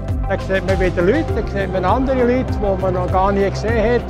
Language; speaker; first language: German; native; German